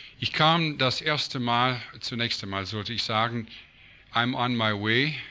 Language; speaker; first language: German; non-native, fluent; English